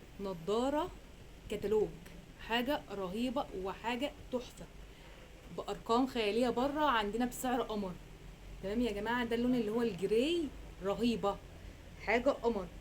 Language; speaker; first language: Arabic; native; Arabic